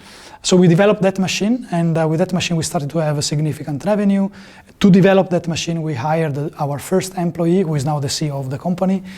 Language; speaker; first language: English; non-native, fluent; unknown